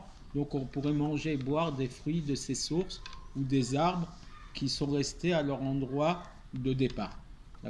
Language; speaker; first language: French; native; French